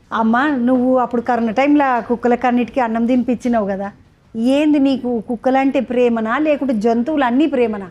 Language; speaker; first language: Telugu; native; Telugu